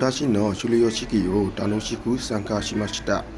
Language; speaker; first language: Japanese; non-native, learner; Burmese